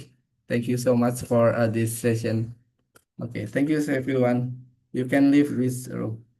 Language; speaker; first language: English; non-native, fluent; Indonesian